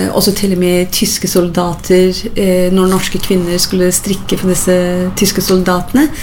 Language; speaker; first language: Norwegian; non-native, fluent; English